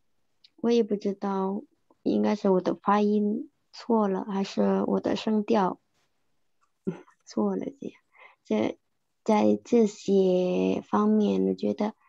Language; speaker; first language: Chinese; non-native, fluent; Indonesian